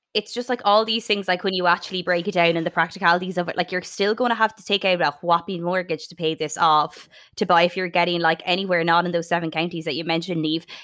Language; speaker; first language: English; native; English